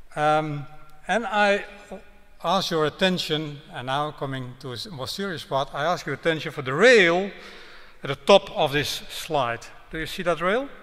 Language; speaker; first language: English; non-native, fluent; Dutch